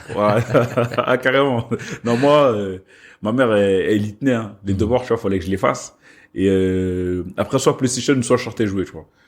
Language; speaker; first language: French; early bilingual, other home language; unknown